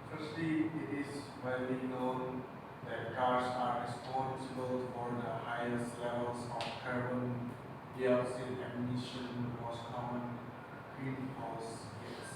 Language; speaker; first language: English; non-native, learner; Indonesian